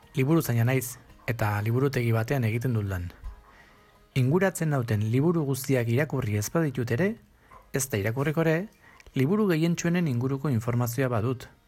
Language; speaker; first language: Basque; non-native, local second language; Spanish